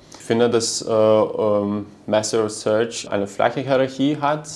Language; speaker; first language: German; non-native, learner; Lithuanian